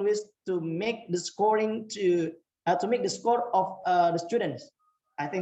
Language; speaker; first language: English; non-native, fluent; Indonesian